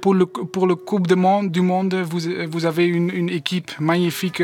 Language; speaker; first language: French; non-native, learner; Dutch